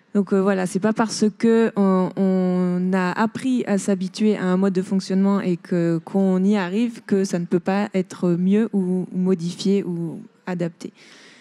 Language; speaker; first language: French; native; French